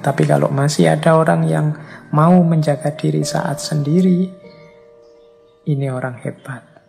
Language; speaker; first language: Indonesian; native; Indonesian